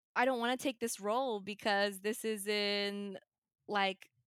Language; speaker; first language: English; native; English